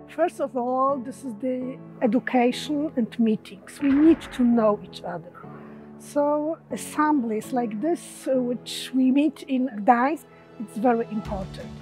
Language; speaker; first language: English; non-native, learner; Polish